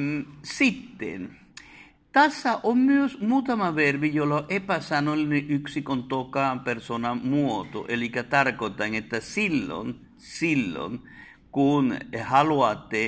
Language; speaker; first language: Finnish; non-native, fluent; Spanish